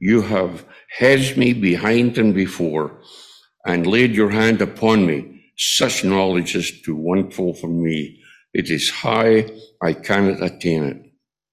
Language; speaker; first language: English; native; English